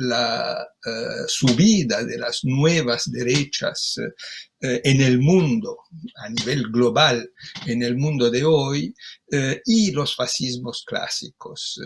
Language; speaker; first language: Spanish; non-native, fluent; Italian